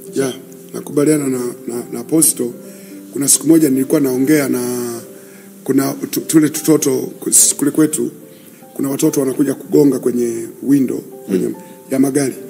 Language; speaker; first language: Swahili; native; Swahili